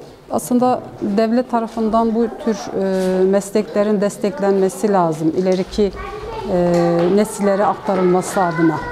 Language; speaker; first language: Turkish; native; Turkish